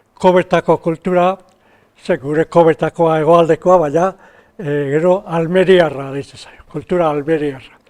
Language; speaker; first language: Basque; native; Basque